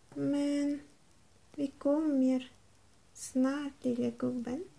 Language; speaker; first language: Swedish; non-native, learner; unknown